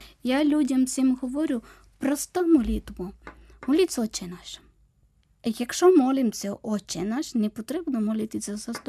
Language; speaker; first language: Ukrainian; non-native, learner; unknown